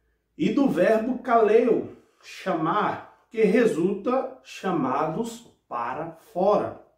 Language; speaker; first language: Portuguese; native; Portuguese